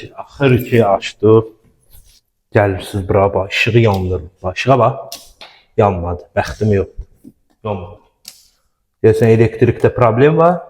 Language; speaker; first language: Azerbaijani; native; Azerbaijani